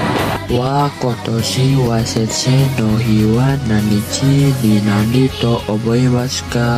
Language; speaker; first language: Japanese; non-native, learner; Indonesian